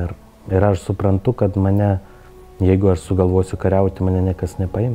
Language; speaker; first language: Lithuanian; non-native, learner; Ukrainian